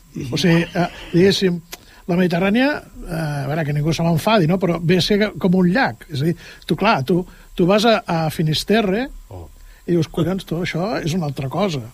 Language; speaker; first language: Catalan; native; Catalan